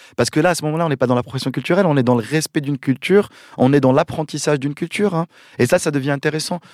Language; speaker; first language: French; non-native, local second language; Arabic